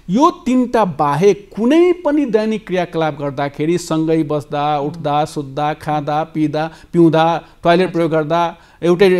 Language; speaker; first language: Nepali; non-native, local second language; Maithili